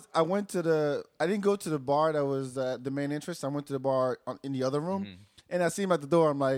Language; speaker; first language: English; non-native, fluent; Wolof